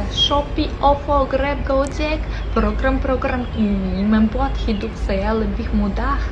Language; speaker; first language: Indonesian; non-native, fluent; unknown